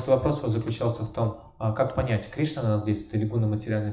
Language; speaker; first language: Russian; native; Russian